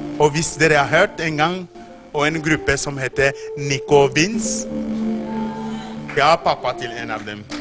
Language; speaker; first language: Norwegian; non-native, fluent; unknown